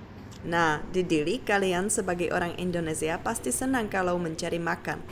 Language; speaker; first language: Indonesian; non-native, fluent; Czech